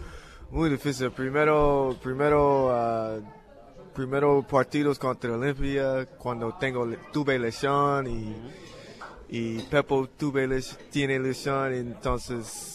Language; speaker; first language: Spanish; non-native, learner; English